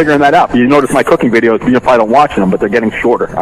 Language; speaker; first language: English; native; English